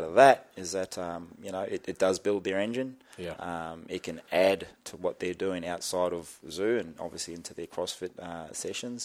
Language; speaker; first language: English; native; English